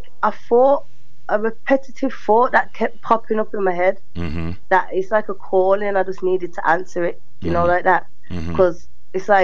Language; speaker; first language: English; native; English